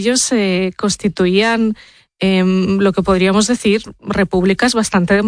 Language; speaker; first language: Spanish; native; Spanish